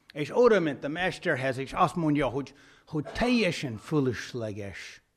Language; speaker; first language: Hungarian; non-native, fluent; English